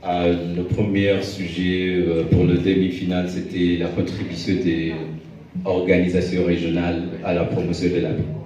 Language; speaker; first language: French; non-native, fluent; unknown